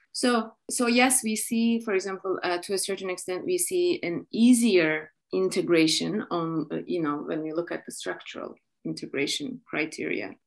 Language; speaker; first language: English; non-native, fluent; Turkish